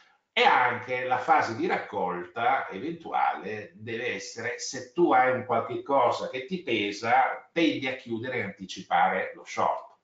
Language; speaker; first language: Italian; native; Italian